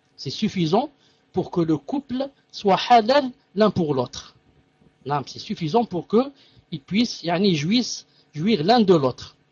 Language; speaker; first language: French; non-native, local second language; Arabic